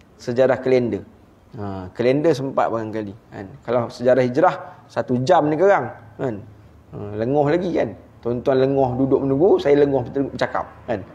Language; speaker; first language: Malay; native; Malay